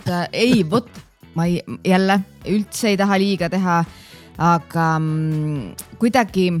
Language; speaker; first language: Estonian; native; Estonian